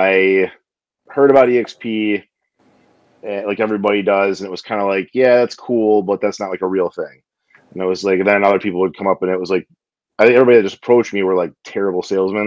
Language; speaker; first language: English; native; English